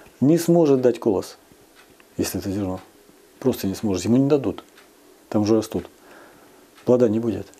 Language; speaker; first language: Russian; native; Russian